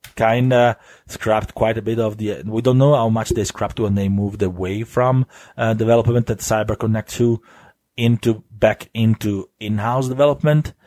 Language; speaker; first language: English; non-native, fluent; Italian